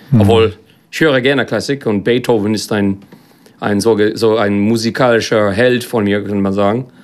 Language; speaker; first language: German; non-native, fluent; English